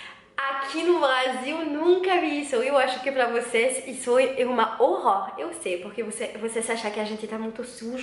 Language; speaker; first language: Portuguese; non-native, learner; French